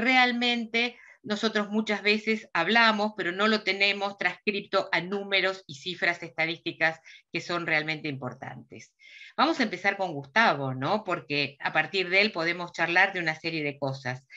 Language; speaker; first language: Spanish; native; Spanish